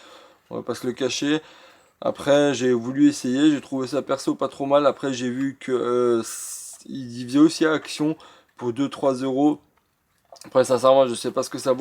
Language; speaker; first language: French; native; French